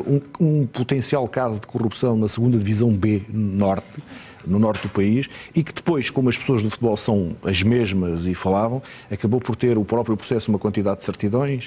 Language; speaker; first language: Portuguese; native; Portuguese